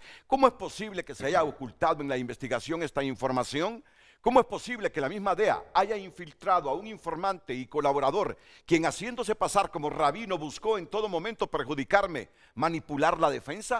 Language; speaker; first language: Spanish; native; Spanish